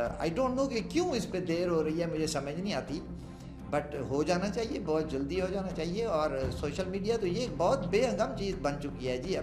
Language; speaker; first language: Urdu; non-native, local second language; Baluchi